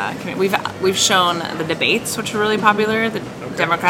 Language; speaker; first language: English; native; English